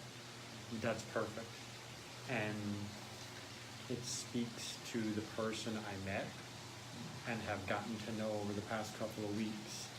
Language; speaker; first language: English; native; English